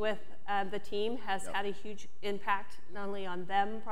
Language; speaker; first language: English; native; English